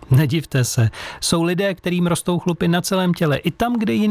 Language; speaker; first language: Czech; native; Czech